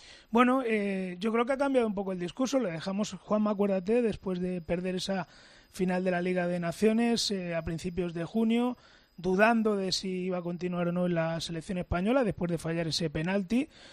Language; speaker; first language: Spanish; native; Spanish